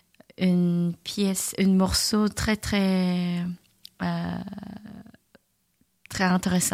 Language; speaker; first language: French; non-native, learner; Korean